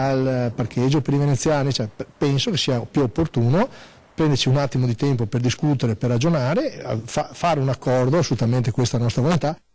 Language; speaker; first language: Italian; native; Italian